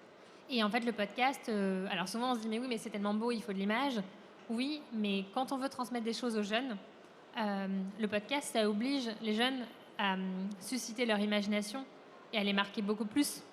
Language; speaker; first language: French; native; French